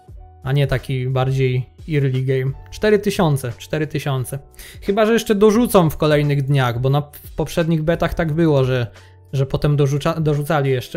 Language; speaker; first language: Polish; native; Polish